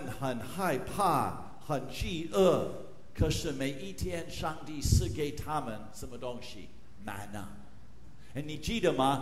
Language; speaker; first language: Chinese; non-native, fluent; English